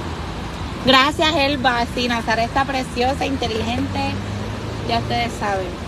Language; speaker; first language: Spanish; native; Spanish